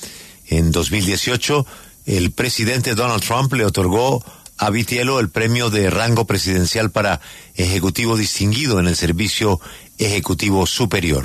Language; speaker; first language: Spanish; native; Spanish